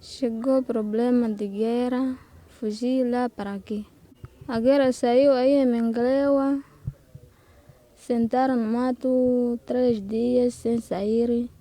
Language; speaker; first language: Portuguese; non-native, local second language; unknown